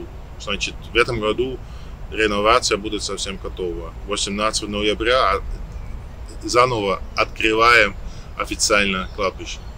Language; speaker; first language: Russian; non-native, learner; Dutch